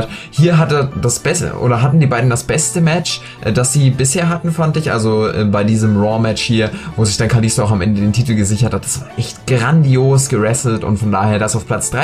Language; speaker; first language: German; native; German